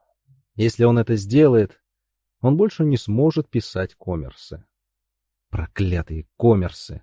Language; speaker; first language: Russian; native; Russian